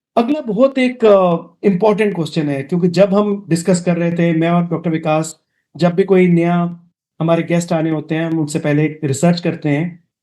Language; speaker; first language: Hindi; non-native, local second language; Dogri